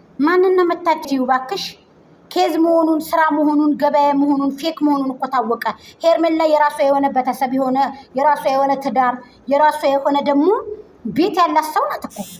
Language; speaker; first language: Amharic; native; Amharic